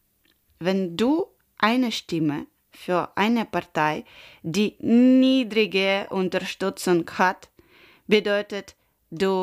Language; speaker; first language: German; non-native, learner; Ukrainian